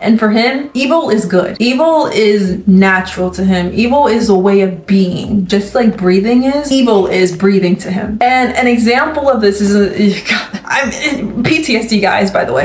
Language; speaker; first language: English; native; English